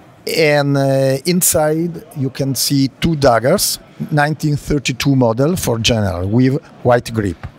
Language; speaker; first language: English; non-native, learner; Italian